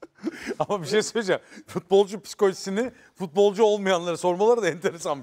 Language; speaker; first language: Turkish; native; Turkish